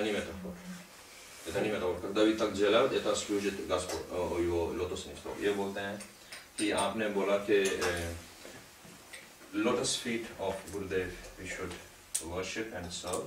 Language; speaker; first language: Russian; non-native, learner; Hindi